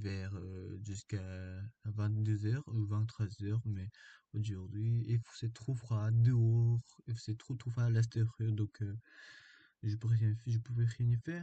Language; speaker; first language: French; non-native, learner; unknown